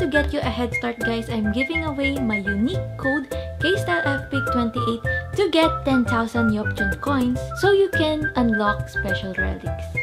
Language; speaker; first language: English; non-native, local second language; Filipino